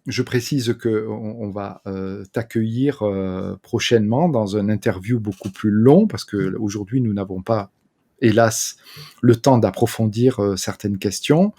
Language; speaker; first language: French; native; French